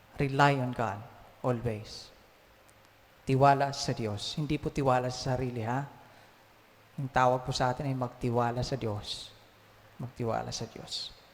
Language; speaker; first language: Filipino; native; Filipino